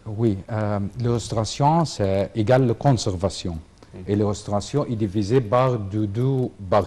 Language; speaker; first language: French; non-native, learner; Arabic